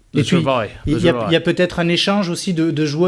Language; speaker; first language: French; native; French